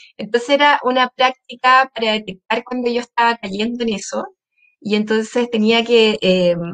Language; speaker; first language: Spanish; native; Spanish